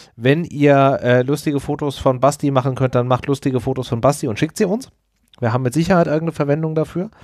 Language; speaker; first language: German; native; German